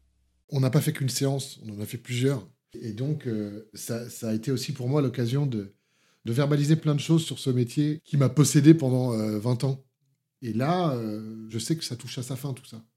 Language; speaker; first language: French; native; French